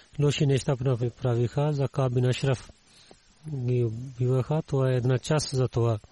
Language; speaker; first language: Bulgarian; non-native, learner; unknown